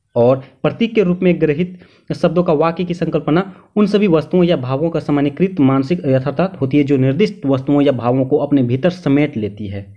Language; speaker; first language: Hindi; native; Hindi